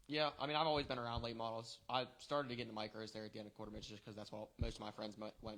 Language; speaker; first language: English; native; English